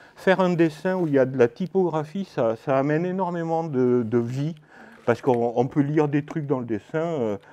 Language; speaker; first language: French; native; French